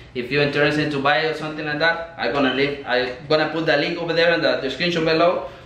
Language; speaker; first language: English; non-native, learner; Spanish